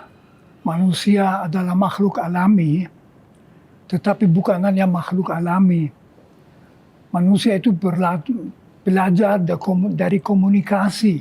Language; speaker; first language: Indonesian; non-native, fluent; German